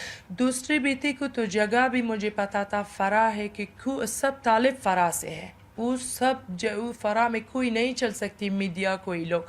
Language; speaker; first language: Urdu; non-native, learner; Persian